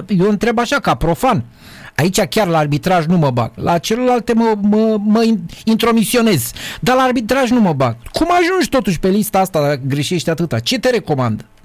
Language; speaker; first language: Romanian; native; Romanian